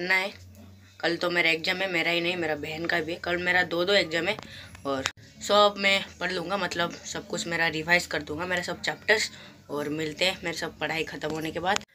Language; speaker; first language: Hindi; non-native, local second language; Odia